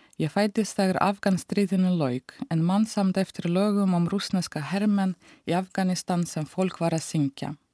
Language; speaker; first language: Icelandic; non-native, fluent; Russian